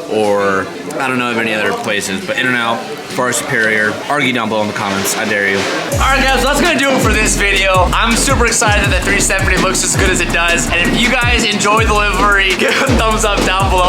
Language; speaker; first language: English; native; English